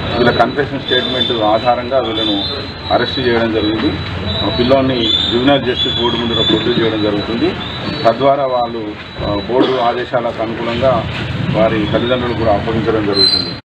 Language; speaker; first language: Telugu; native; Telugu